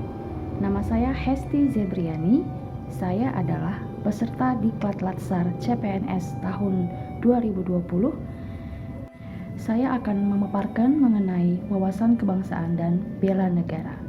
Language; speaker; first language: Indonesian; native; Indonesian